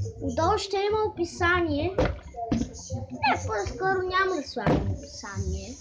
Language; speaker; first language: Bulgarian; native; Bulgarian